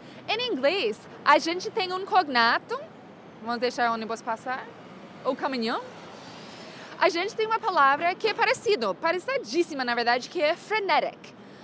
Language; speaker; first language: Portuguese; non-native, fluent; English